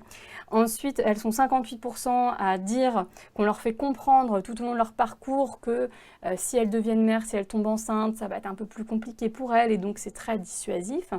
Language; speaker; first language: French; native; French